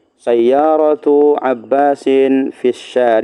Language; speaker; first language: Arabic; non-native, fluent; Indonesian